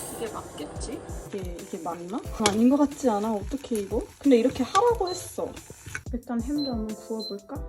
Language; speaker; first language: Korean; early bilingual, heritage; Korean